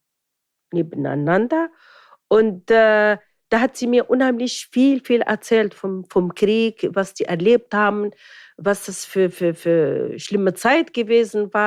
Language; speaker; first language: German; non-native, fluent; Arabic